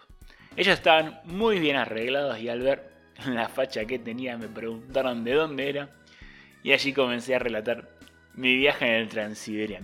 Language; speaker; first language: Spanish; native; Spanish